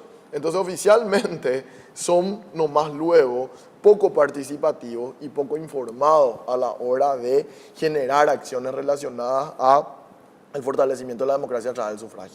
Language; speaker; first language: Spanish; native; Spanish